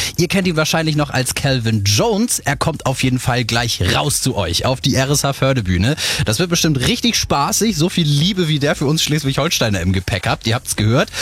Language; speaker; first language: German; native; German